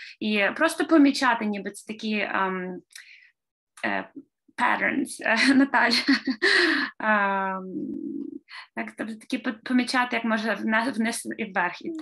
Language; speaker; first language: Ukrainian; native; Ukrainian